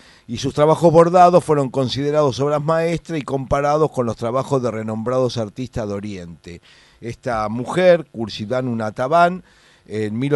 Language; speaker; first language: Spanish; native; Spanish